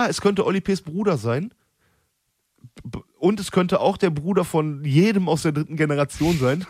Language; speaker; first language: German; native; German